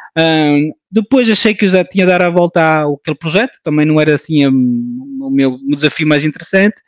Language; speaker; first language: Portuguese; early bilingual, heritage; Portuguese